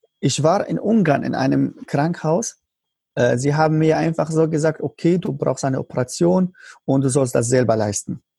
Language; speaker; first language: German; non-native, learner; Arabic